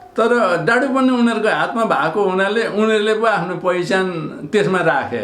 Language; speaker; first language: Nepali; non-native, local second language; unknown